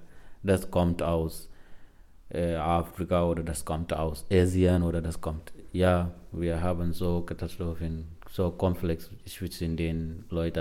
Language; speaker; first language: German; non-native, learner; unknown